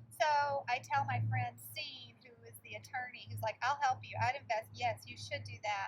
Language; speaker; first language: English; native; English